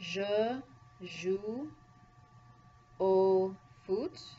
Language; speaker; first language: French; non-native, fluent; English